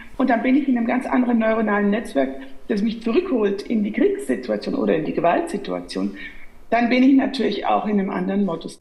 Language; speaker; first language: German; native; German